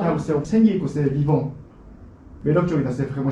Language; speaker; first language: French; non-native, learner; Korean